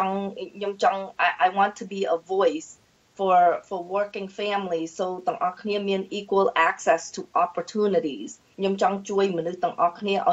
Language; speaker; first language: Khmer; early bilingual, heritage; Khmer